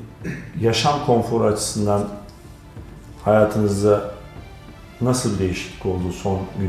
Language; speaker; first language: Turkish; native; Turkish